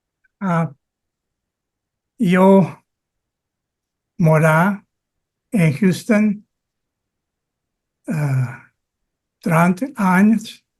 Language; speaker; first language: Portuguese; non-native, learner; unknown